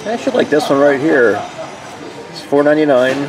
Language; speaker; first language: English; native; English